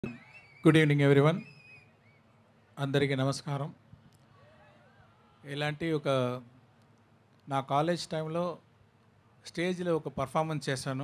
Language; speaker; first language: Telugu; non-native, fluent; Tamil